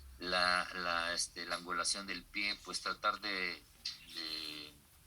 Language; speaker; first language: Spanish; native; Spanish